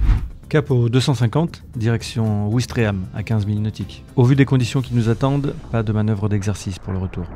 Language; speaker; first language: French; native; French